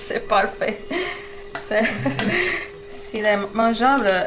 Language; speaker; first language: French; non-native, fluent; Romanian